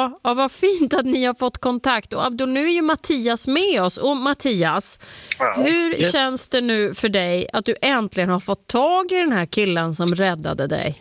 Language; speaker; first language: Swedish; native; Swedish